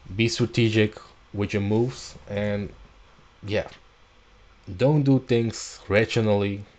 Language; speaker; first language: English; non-native, fluent; Dutch